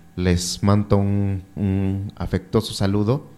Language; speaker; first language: Spanish; non-native, local second language; Mixtepec Mixtec